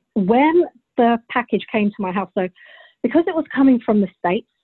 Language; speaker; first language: English; early bilingual, other home language; Bulgarian